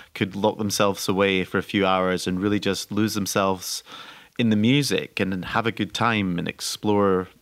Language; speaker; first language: English; native; English